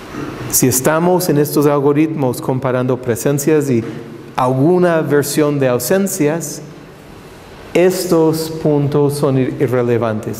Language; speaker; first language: Spanish; non-native, fluent; English